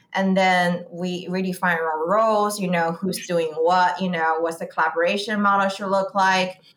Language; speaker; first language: English; non-native, fluent; Chinese